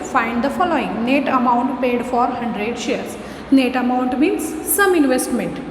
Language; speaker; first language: English; non-native, local second language; Marathi